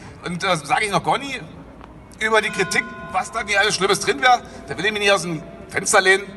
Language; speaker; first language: German; native; German